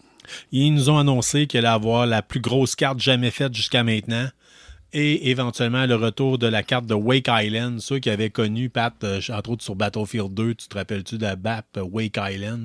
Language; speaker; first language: French; native; French